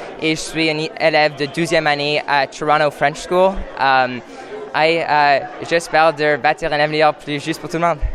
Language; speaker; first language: French; non-native, fluent; English